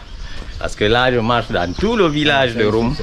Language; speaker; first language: French; non-native, local second language; Susu